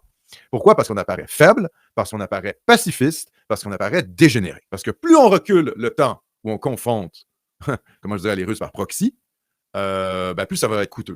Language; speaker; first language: French; native; French